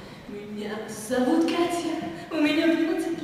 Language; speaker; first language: Russian; non-native, learner; Latvian